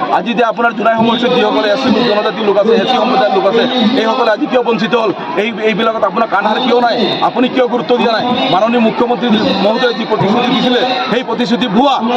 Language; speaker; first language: Assamese; non-native, local second language; Bangla